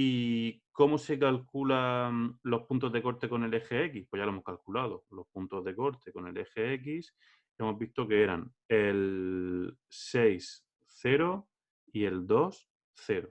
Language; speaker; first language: Spanish; native; Spanish